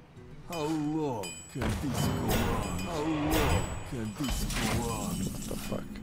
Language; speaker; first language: English; non-native, fluent; Romanian